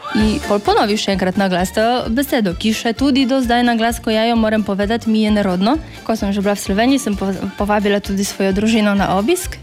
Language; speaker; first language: Slovenian; non-native, fluent; Polish